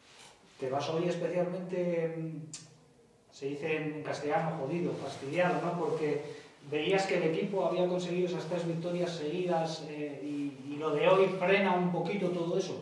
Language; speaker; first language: Spanish; native; Spanish